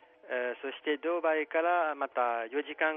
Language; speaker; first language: Japanese; non-native, fluent; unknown